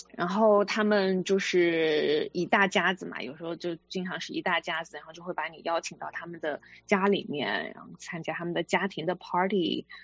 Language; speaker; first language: Chinese; native; Chinese